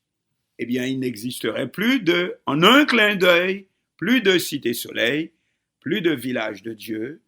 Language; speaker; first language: French; non-native, local second language; Haitian Creole